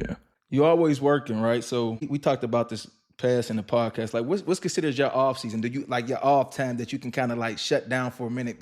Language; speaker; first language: English; native; English